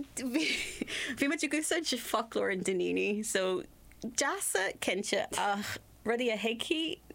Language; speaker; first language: Irish; non-native, local second language; English